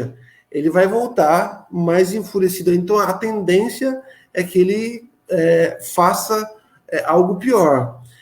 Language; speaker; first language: Portuguese; native; Portuguese